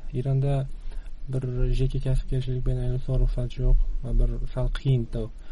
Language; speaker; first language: Kazakh; early bilingual, heritage; Kazakh